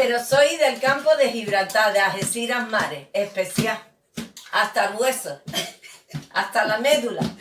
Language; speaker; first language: Spanish; native; Spanish